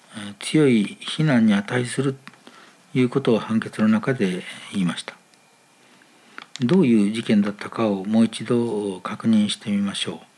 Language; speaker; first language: Japanese; native; Japanese